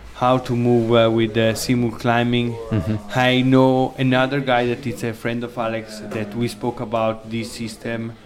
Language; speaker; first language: English; non-native, learner; Italian